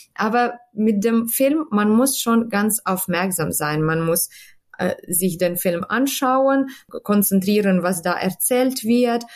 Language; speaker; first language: German; non-native, fluent; Ukrainian